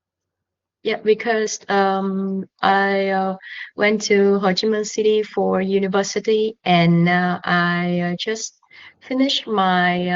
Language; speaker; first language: English; non-native, learner; Vietnamese